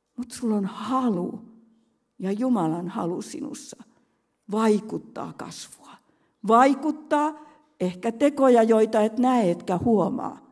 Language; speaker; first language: Finnish; native; Finnish